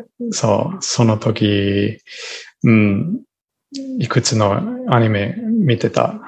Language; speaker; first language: Japanese; non-native, learner; English